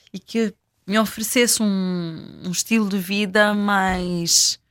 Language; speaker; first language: Portuguese; non-native, local second language; Kabuverdianu